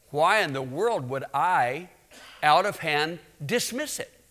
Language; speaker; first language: English; native; English